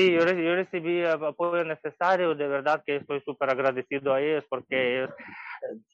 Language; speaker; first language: Spanish; non-native, fluent; Ukrainian